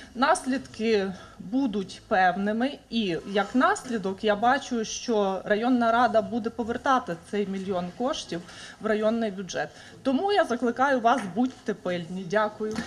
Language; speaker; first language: Ukrainian; native; Ukrainian